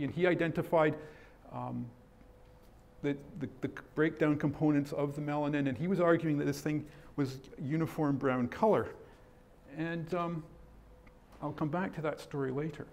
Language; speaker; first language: English; native; English